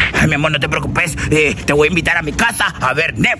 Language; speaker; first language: Spanish; native; Spanish